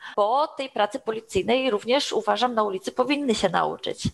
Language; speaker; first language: Polish; native; Polish